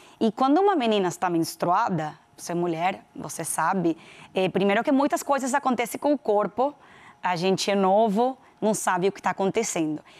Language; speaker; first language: Portuguese; non-native, fluent; Spanish